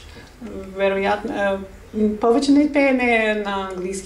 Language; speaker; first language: Bulgarian; non-native, fluent; English